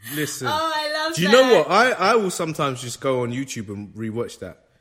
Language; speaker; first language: English; native; English